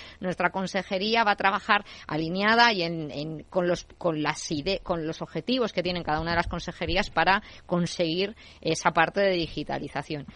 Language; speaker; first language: Spanish; native; Spanish